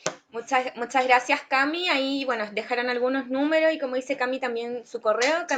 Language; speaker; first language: Spanish; native; Spanish